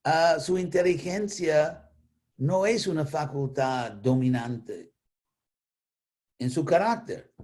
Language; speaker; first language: Spanish; non-native, fluent; English